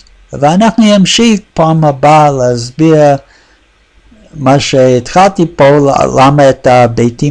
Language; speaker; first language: Hebrew; non-native, fluent; English